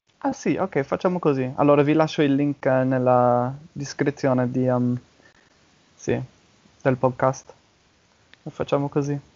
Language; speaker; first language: Italian; non-native, learner; English